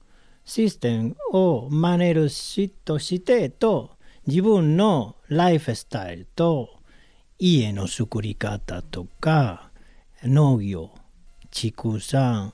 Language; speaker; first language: Japanese; non-native, learner; Spanish